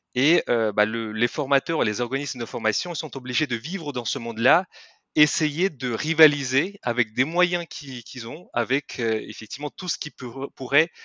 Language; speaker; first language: French; non-native, fluent; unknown